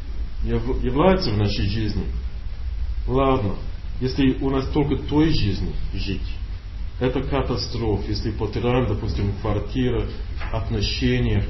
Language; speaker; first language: Russian; non-native, learner; English